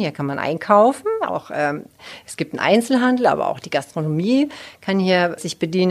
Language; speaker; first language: German; native; German